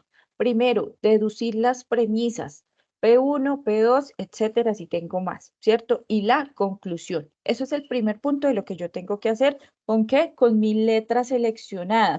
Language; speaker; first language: Spanish; native; Spanish